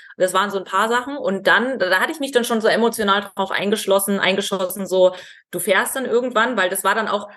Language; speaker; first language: German; native; German